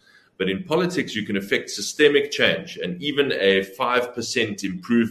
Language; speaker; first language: English; native; English